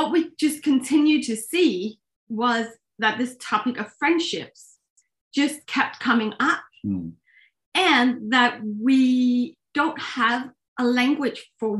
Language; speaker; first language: English; non-native, fluent; Danish